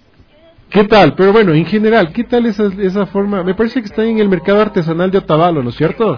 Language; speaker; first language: Spanish; native; Spanish